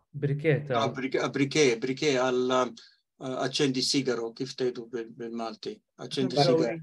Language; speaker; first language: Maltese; early bilingual, heritage; Maltese